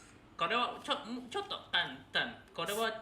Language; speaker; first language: Japanese; non-native, learner; Indonesian